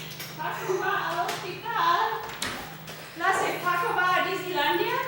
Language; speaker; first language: Spanish; non-native, fluent; English